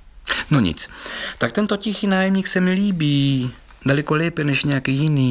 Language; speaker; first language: Czech; native; Czech